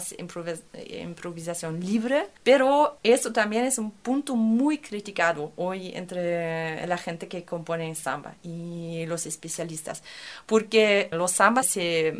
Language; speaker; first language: Spanish; non-native, fluent; German